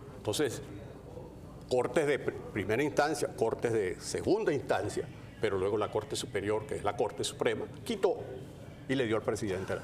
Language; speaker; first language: Spanish; native; Spanish